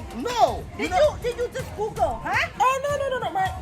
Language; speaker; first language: English; non-native, learner; Thai